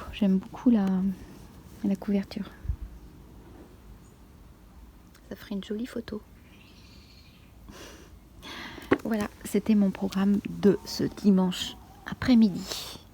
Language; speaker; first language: French; native; French